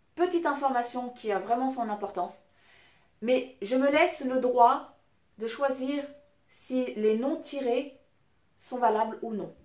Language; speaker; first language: French; early bilingual, other home language; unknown